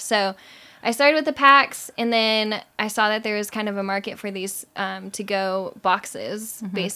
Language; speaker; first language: English; native; English